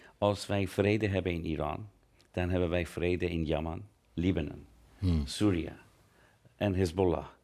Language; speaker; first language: Dutch; non-native, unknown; Persian